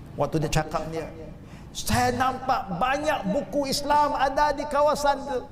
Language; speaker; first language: Malay; non-native, local second language; Chinese